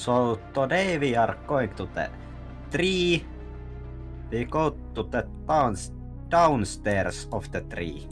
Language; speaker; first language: English; non-native, learner; Finnish